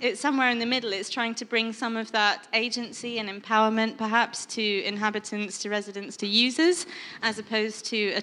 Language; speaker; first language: English; native; English